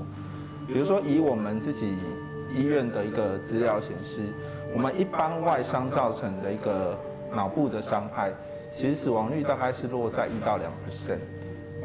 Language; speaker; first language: Chinese; native; Chinese